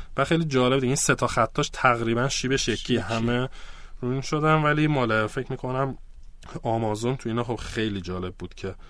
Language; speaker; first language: Persian; native; Persian